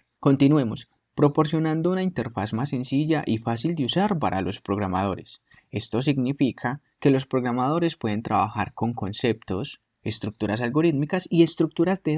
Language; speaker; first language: Spanish; native; Spanish